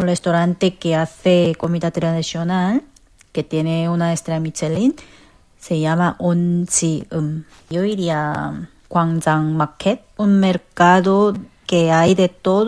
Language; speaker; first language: Spanish; non-native, fluent; Korean